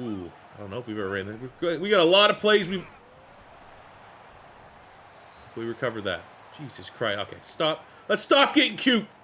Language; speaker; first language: English; native; English